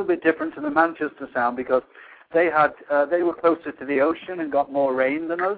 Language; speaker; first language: English; native; English